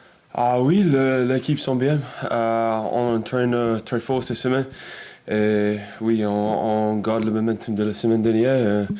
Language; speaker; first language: French; non-native, learner; English